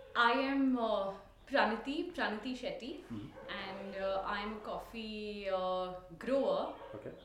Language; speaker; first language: English; non-native, local second language; Tulu